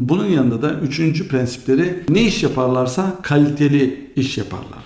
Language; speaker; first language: Turkish; early bilingual, heritage; Turkish